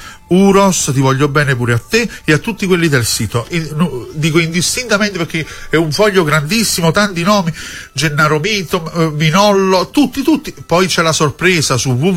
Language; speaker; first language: Italian; native; Italian